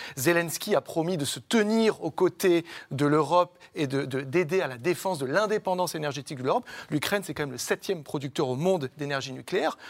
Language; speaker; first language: French; native; French